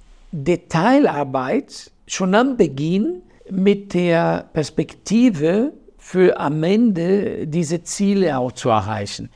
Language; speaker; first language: German; non-native, fluent; Portuguese